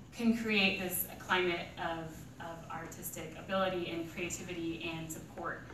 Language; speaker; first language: English; native; English